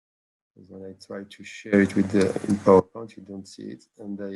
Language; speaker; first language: English; non-native, local second language; French